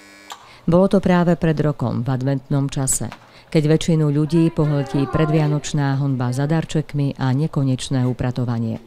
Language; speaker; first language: Slovak; native; Slovak